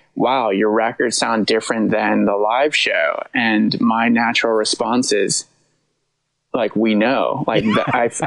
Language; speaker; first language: English; native; English